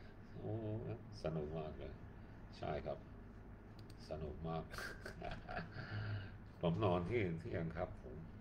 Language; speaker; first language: Thai; non-native, learner; Swedish